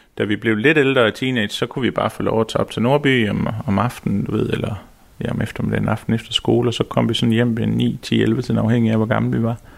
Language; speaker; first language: Danish; native; Danish